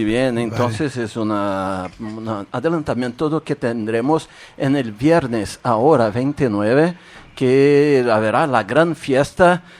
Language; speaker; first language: Spanish; non-native, fluent; Portuguese